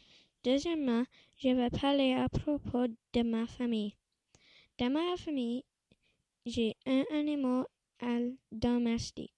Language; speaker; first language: French; non-native, local second language; English